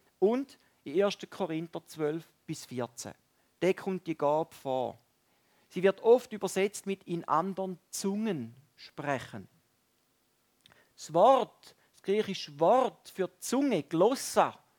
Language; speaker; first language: German; native; German